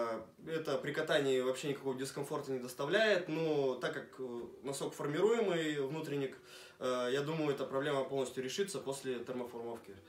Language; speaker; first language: Russian; native; Russian